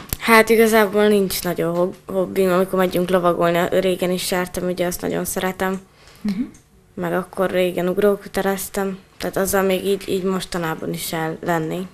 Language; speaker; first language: Hungarian; native; Hungarian